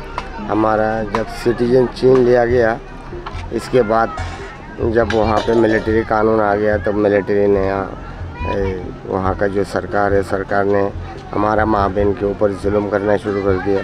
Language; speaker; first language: Hindi; non-native, fluent; Rohingya